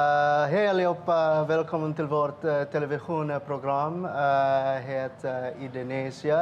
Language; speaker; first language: Swedish; non-native, learner; Indonesian